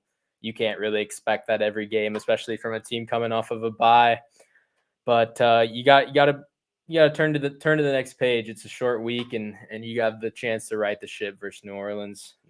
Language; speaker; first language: English; native; English